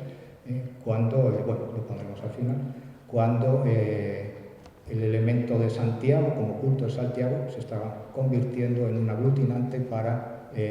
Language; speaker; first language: Spanish; native; Spanish